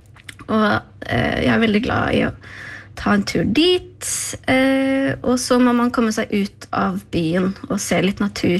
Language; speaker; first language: Norwegian; early bilingual, other home language; Icelandic